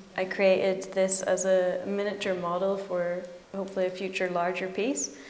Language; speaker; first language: English; native; English